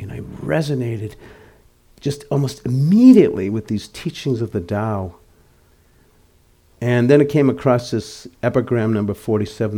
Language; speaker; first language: English; native; English